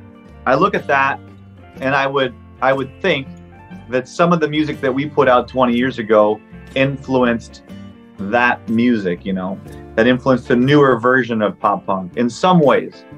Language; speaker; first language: English; non-native, local second language; French